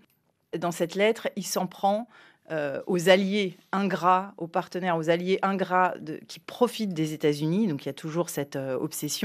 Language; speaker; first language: French; native; French